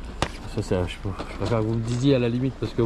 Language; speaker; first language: French; native; French